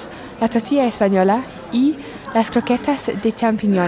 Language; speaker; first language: Spanish; non-native, fluent; English